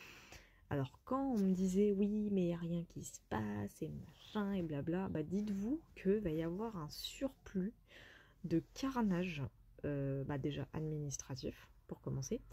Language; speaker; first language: French; native; French